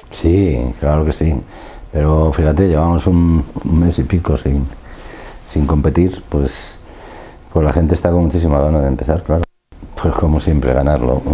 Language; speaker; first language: Spanish; native; Spanish